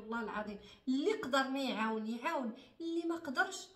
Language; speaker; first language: Arabic; native; Arabic